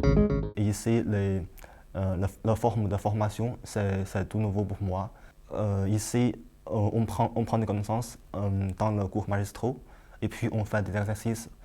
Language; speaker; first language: French; non-native, learner; Chinese